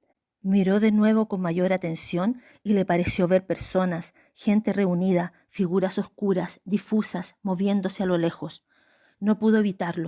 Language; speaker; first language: Spanish; native; Spanish